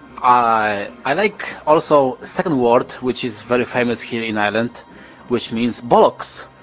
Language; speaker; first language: English; non-native, learner; Polish